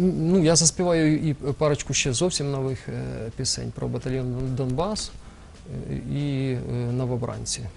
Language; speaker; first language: Ukrainian; non-native, local second language; Russian